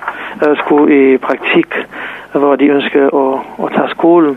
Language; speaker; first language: Danish; non-native, fluent; Serbian